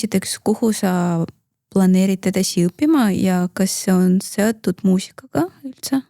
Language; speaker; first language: Estonian; non-native, local second language; Russian